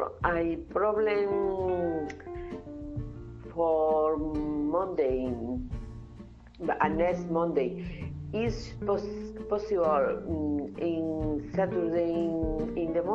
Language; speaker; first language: English; non-native, learner; Spanish